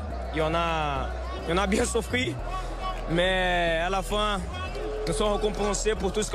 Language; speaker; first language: French; non-native, fluent; Portuguese